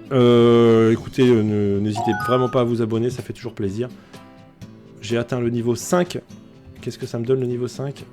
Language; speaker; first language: French; native; French